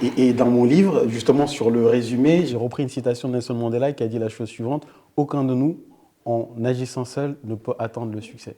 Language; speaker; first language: French; early bilingual, other home language; Fula